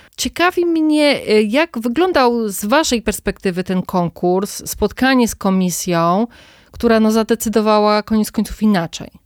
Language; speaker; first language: Polish; native; Polish